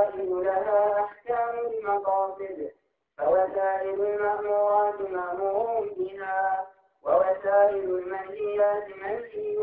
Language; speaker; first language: Arabic; native; Arabic